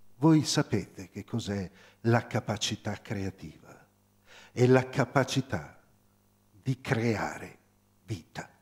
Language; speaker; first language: Italian; native; Italian